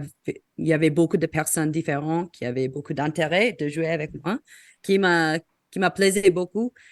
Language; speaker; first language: French; non-native, fluent; English